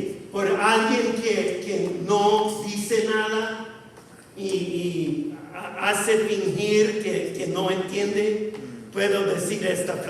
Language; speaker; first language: Spanish; non-native, fluent; English